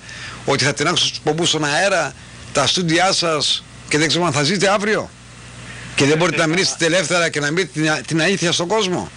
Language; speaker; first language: Greek; native; Greek